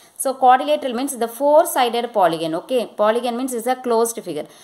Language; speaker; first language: English; non-native, local second language; Tamil